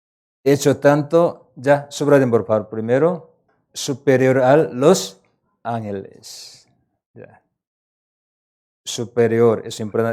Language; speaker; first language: Spanish; non-native, learner; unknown